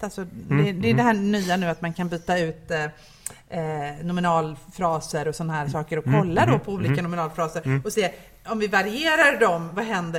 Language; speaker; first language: Swedish; native; Swedish